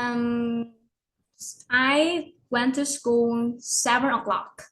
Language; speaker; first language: English; non-native, learner; Vietnamese